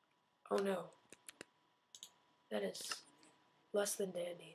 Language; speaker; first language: English; native; English